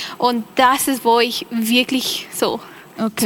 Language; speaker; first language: German; non-native, learner; English